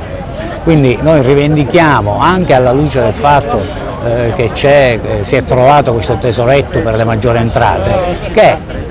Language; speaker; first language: Italian; native; Italian